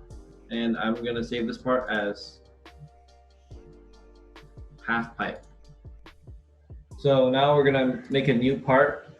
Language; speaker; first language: English; native; English